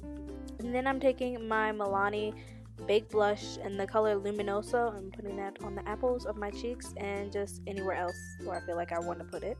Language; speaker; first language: English; native; English